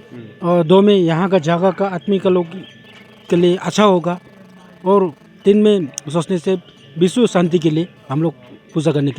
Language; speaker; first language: Hindi; non-native, learner; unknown